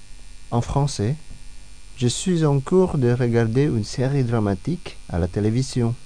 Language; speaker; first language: French; non-native, fluent; Indonesian